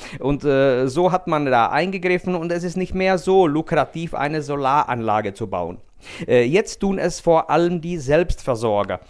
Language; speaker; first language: German; non-native, fluent; Czech